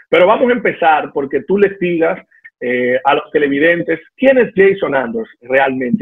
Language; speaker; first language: Spanish; native; Spanish